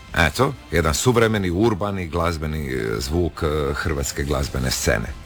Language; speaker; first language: Croatian; native; Croatian